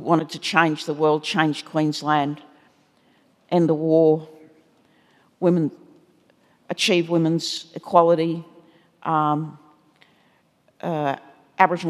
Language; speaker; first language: English; native; English